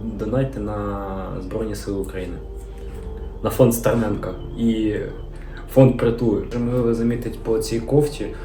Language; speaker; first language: Ukrainian; non-native, local second language; Russian